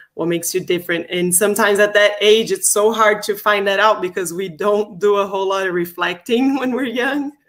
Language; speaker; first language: English; non-native, fluent; Portuguese